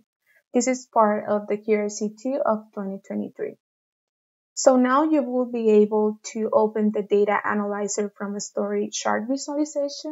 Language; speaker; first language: English; non-native, fluent; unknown